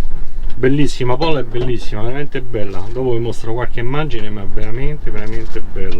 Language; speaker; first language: Italian; native; Italian